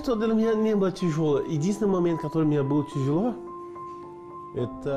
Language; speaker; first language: Russian; non-native, learner; Portuguese